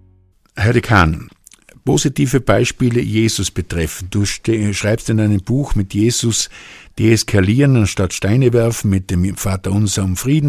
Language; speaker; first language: German; native; German